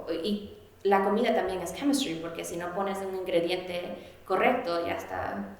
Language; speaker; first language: Spanish; early bilingual, heritage; Spanish